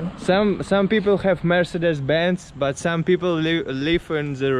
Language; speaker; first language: English; non-native, learner; Russian